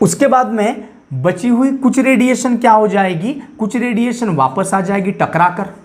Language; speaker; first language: Hindi; non-native, local second language; Marathi